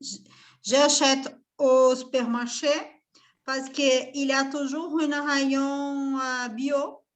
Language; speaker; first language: French; non-native, fluent; Portuguese